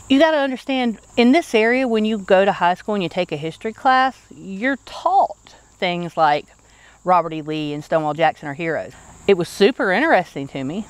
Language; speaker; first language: English; native; English